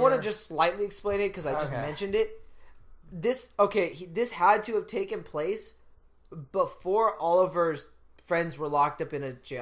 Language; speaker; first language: English; native; English